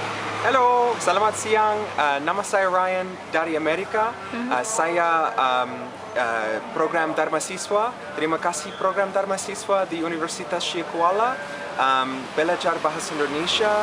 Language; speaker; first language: Indonesian; non-native, learner; English